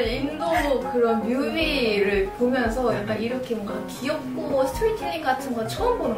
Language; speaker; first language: Korean; non-native, fluent; Malayalam